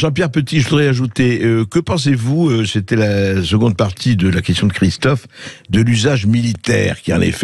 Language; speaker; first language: French; native; French